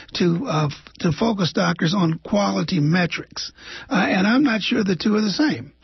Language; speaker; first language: English; native; English